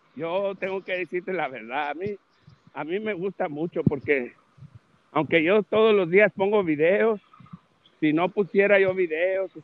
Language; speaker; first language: Spanish; early bilingual, heritage; Spanish